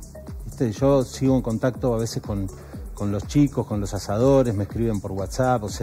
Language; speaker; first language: Spanish; native; Spanish